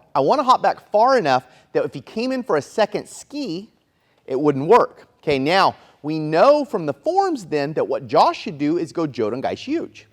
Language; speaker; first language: English; native; English